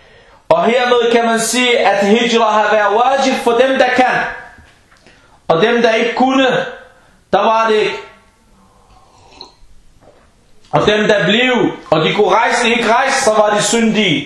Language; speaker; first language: Danish; early bilingual, other home language; Urdu